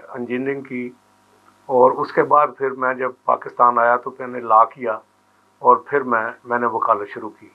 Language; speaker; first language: Urdu; non-native, local second language; Punjabi